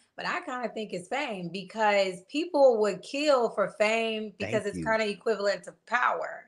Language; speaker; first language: English; native; English